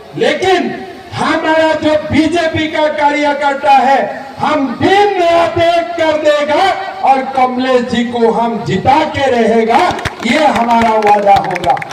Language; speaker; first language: Hindi; non-native, local second language; Assamese